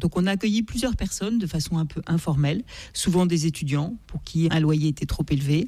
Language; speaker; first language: French; native; French